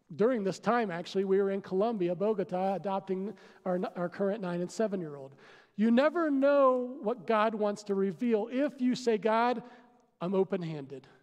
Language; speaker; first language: English; native; English